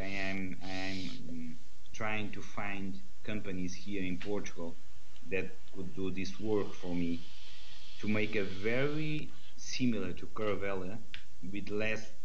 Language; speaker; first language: English; non-native, learner; Portuguese